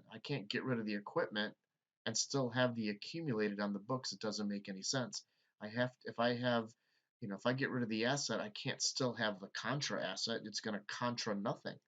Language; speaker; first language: English; native; English